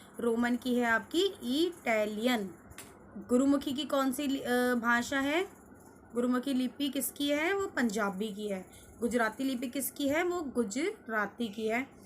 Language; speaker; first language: Hindi; native; Hindi